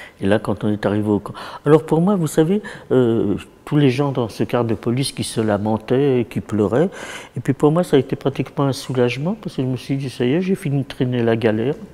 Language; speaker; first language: French; early bilingual, other home language; Yiddish